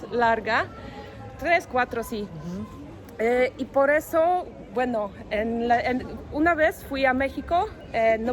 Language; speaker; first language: Spanish; non-native, fluent; Polish